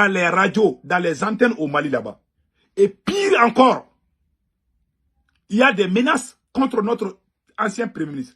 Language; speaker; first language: French; non-native, local second language; Bambara